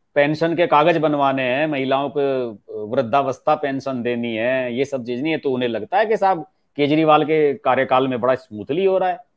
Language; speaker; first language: Hindi; native; Hindi